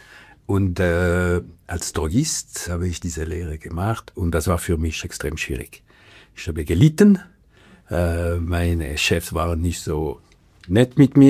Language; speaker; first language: German; non-native, local second language; French